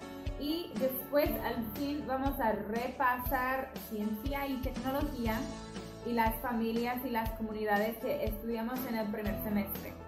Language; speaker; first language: Spanish; non-native, fluent; English